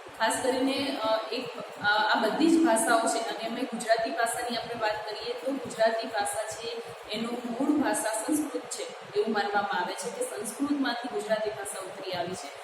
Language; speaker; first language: Gujarati; native; Gujarati